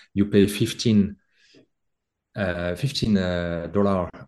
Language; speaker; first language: English; non-native, fluent; French